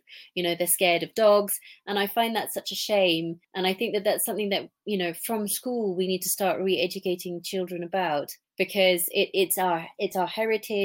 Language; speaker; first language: English; native; English